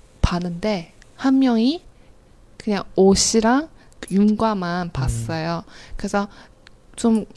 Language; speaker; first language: Korean; non-native, fluent; Chinese